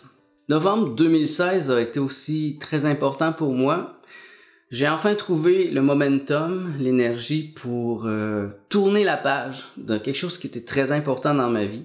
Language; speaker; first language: French; native; French